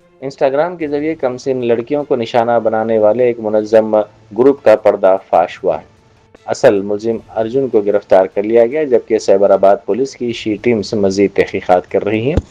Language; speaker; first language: Urdu; native; Urdu